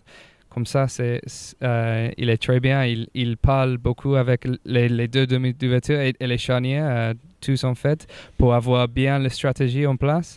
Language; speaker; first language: French; non-native, fluent; English